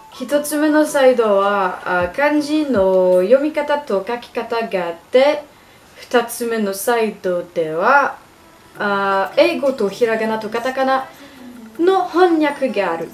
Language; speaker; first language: Japanese; non-native, learner; French